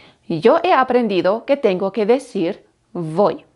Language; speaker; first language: Spanish; non-native, fluent; German